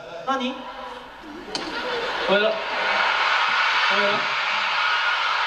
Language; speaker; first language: Japanese; non-native, learner; Korean